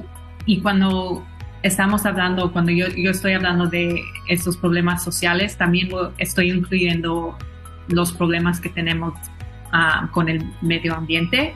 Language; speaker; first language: Spanish; early bilingual, heritage; Spanish